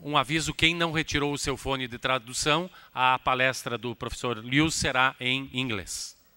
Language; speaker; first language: Portuguese; native; Portuguese